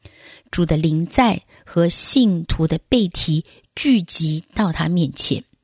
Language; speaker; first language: Chinese; native; Chinese